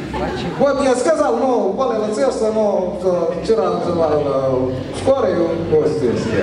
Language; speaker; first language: Russian; non-native, learner; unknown